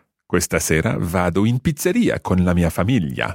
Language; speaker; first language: Italian; non-native, fluent; English